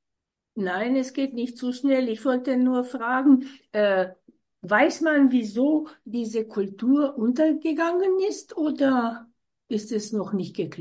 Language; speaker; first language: German; non-native, fluent; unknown